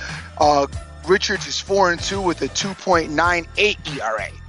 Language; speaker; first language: English; native; English